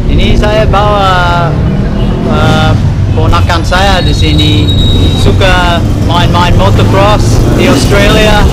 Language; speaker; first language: Indonesian; non-native, learner; English